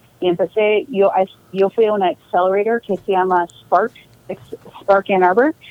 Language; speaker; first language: Spanish; non-native, fluent; English